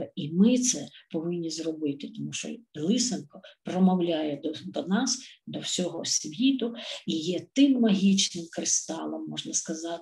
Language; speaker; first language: Ukrainian; native; Ukrainian